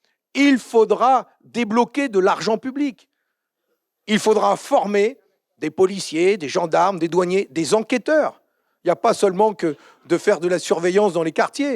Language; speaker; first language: French; native; French